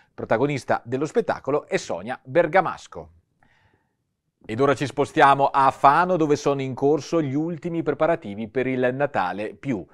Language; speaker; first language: Italian; native; Italian